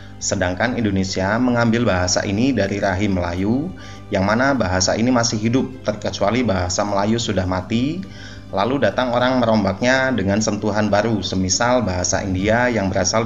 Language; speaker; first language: Indonesian; native; Indonesian